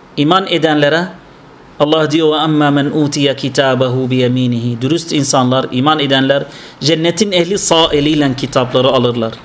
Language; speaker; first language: Turkish; non-native, fluent; Arabic